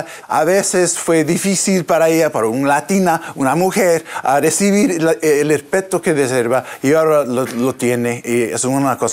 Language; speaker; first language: Spanish; non-native, learner; English